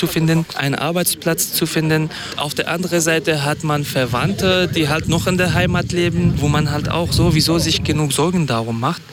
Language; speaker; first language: German; non-native, fluent; Kurdish